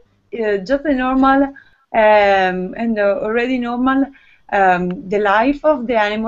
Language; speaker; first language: English; non-native, learner; Italian